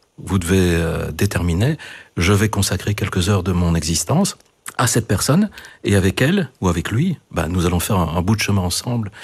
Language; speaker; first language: French; native; French